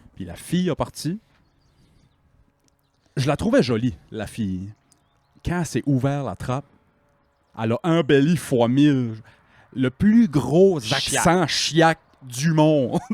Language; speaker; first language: French; native; French